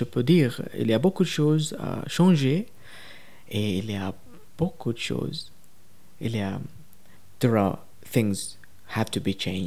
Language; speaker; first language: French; non-native, learner; Tamil